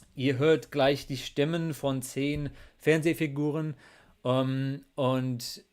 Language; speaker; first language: German; non-native, fluent; English